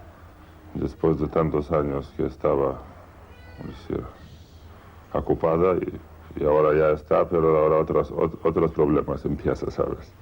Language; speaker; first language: Spanish; non-native, learner; Lithuanian